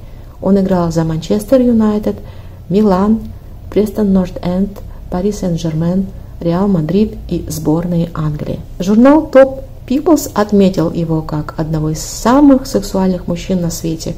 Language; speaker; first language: Russian; native; Russian